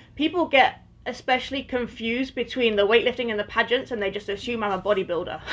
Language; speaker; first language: English; native; English